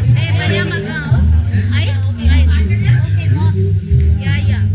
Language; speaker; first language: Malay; non-native, learner; Sinhala